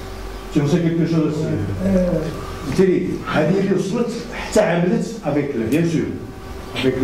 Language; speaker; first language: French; non-native, local second language; Arabic